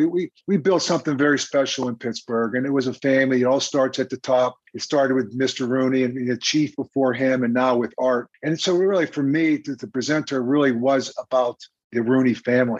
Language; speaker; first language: English; native; English